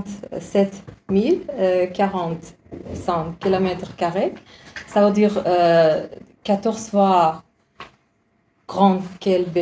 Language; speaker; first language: French; non-native, learner; Uzbek